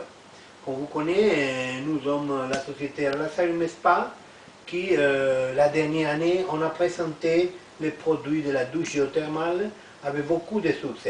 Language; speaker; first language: French; non-native, learner; Italian